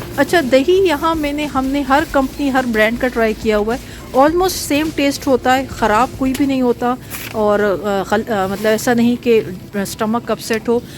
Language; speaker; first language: Urdu; native; Urdu